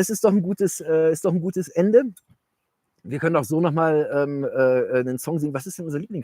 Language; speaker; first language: German; native; German